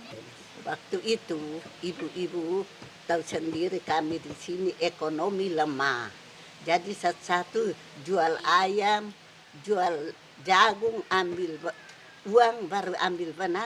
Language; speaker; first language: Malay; non-native, local second language; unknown